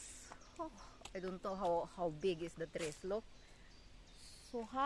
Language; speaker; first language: English; non-native, learner; Cebuano